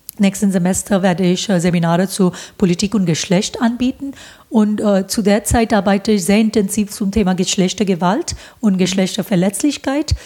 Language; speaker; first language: German; non-native, fluent; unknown